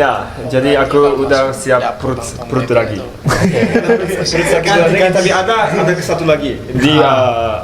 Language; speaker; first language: Indonesian; non-native, learner; Japanese